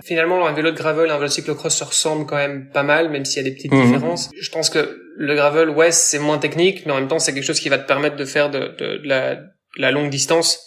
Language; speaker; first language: French; native; French